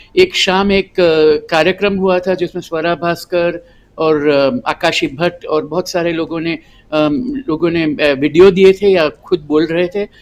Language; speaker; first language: Hindi; non-native, local second language; Gujarati